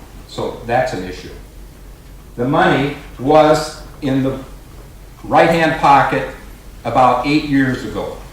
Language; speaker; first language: English; native; English